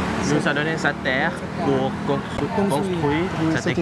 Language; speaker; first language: French; non-native, learner; Thai